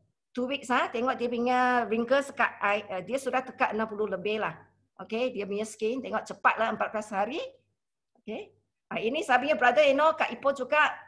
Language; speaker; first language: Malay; non-native, local second language; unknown